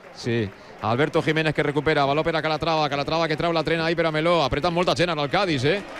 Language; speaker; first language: Catalan; native; Catalan